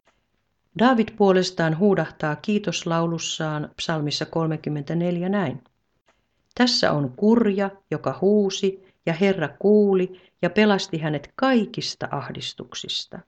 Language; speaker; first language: Finnish; native; Finnish